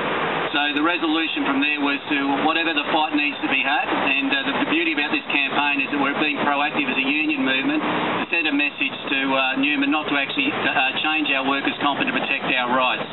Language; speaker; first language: English; native; English